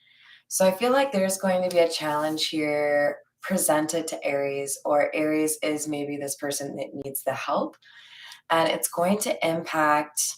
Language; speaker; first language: English; native; English